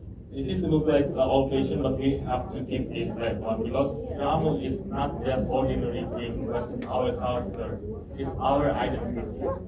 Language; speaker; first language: English; non-native, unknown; Indonesian